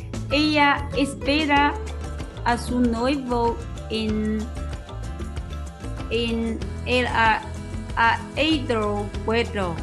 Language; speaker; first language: Spanish; non-native, learner; Chinese